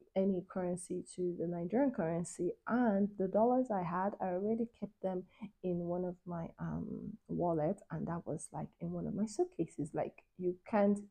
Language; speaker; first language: English; non-native, local second language; Yoruba